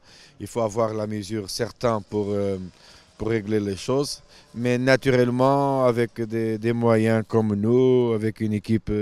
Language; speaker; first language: French; non-native, fluent; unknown